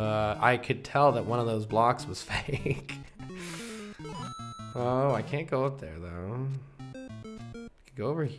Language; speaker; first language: English; native; English